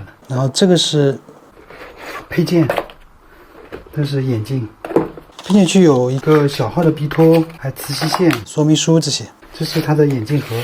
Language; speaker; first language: Chinese; native; Chinese